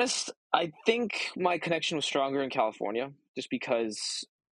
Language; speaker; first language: English; early bilingual, other home language; Korean